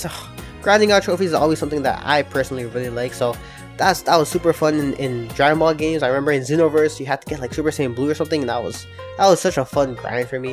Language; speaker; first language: English; native; English